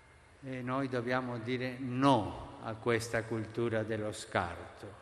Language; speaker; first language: Italian; non-native, fluent; Spanish